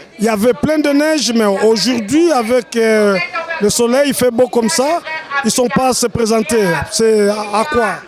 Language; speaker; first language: French; non-native, local second language; Lingala